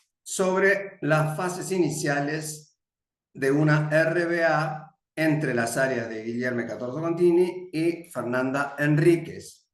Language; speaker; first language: Spanish; native; Spanish